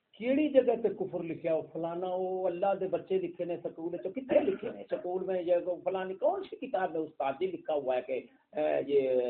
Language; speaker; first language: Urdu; non-native, local second language; Punjabi